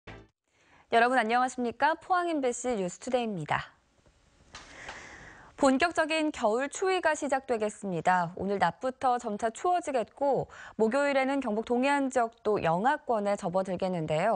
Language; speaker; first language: Korean; native; Korean